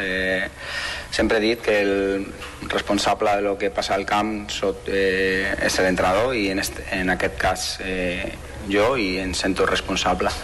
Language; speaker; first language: Catalan; non-native, fluent; Spanish